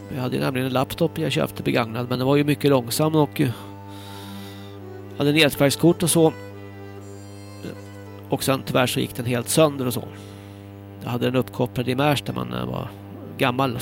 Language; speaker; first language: Swedish; native; Swedish